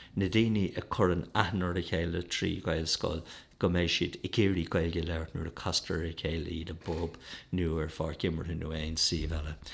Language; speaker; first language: Irish; native; Irish